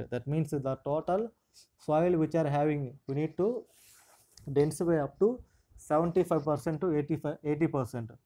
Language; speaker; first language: English; non-native, local second language; Telugu